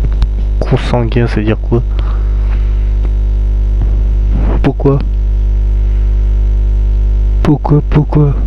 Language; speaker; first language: French; native; French